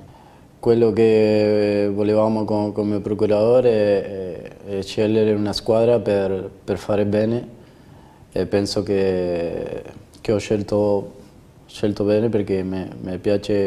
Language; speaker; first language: Italian; non-native, fluent; Spanish